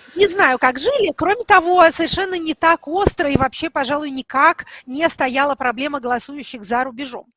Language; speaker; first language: Russian; native; Russian